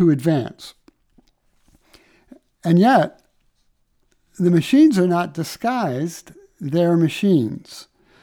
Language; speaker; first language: English; native; English